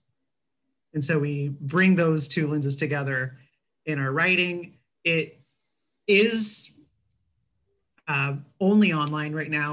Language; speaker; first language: English; native; English